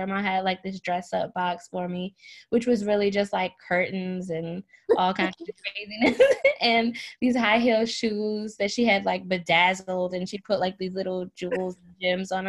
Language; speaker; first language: English; native; English